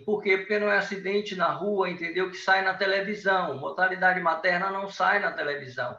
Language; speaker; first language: Portuguese; native; Portuguese